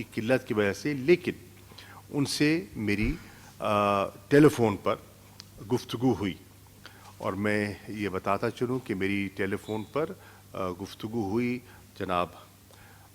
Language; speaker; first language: Urdu; native; Urdu